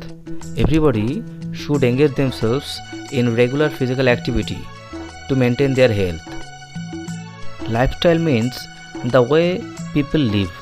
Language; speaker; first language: English; non-native, local second language; Bangla